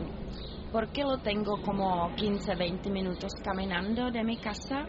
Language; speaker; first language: Spanish; non-native, fluent; Czech